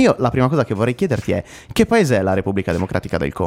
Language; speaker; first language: Italian; native; Italian